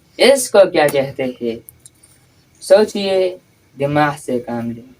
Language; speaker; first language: Urdu; non-native, local second language; Pashto